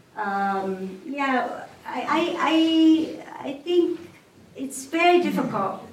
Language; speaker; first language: English; non-native, fluent; Thai